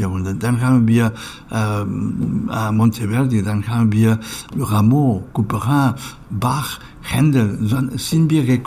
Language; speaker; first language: German; non-native, learner; Catalan